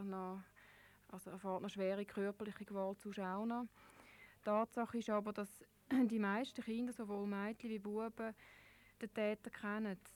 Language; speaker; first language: German; native; German